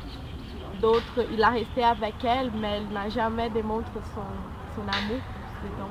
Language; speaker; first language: French; non-native, learner; Portuguese